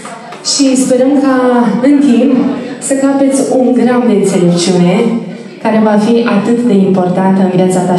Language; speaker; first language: Romanian; native; Romanian